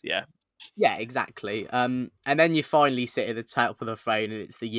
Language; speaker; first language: English; native; English